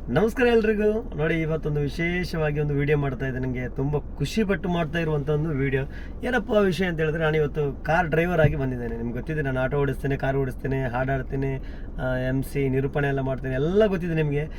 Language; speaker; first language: Kannada; non-native, local second language; Tulu